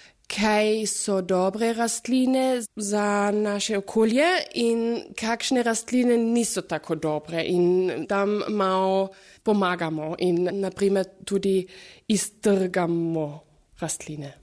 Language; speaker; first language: Slovenian; non-native, fluent; German